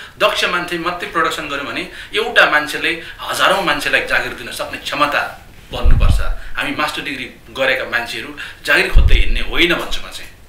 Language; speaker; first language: Nepali; native; Nepali